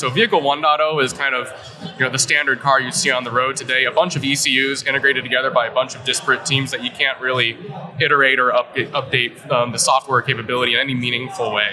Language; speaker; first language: English; native; English